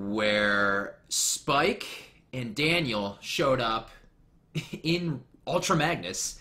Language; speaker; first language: English; native; English